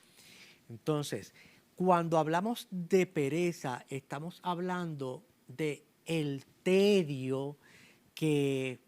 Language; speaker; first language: Spanish; native; Spanish